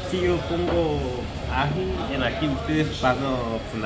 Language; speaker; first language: Spanish; non-native, learner; Korean